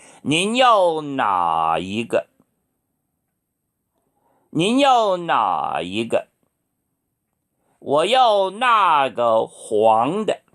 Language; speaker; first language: Chinese; non-native, fluent; Korean